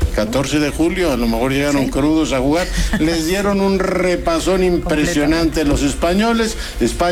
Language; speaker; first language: Spanish; native; Spanish